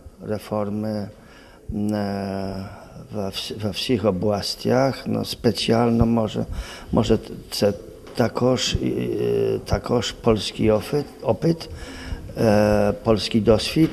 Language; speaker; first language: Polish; non-native, learner; Ukrainian